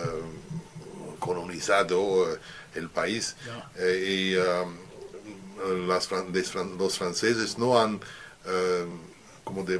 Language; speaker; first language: Spanish; non-native, learner; French